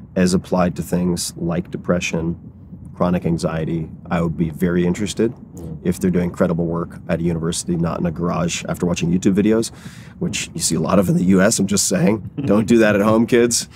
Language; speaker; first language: English; native; English